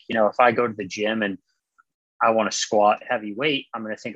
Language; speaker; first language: English; native; English